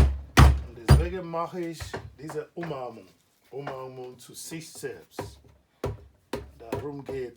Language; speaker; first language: German; non-native, learner; Igbo